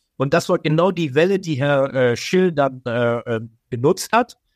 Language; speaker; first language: German; early bilingual, other home language; Persian